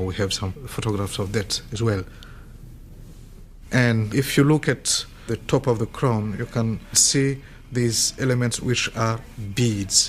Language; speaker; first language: English; non-native, fluent; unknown